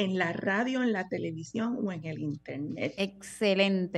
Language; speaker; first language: Spanish; native; Spanish